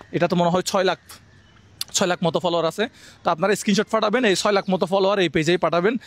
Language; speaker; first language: Bangla; native; Bangla